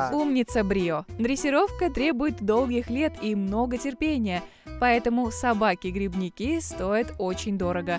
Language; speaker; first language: Russian; native; Russian